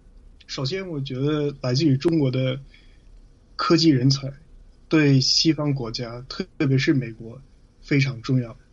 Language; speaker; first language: Chinese; non-native, fluent; English